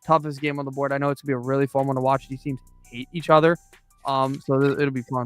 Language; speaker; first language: English; native; English